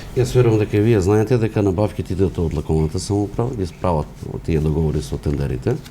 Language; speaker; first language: Macedonian; non-native, local second language; Romany